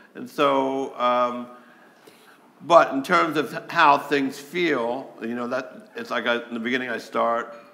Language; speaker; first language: English; native; English